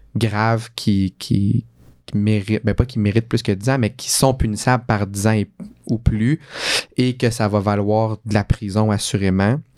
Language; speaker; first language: French; native; French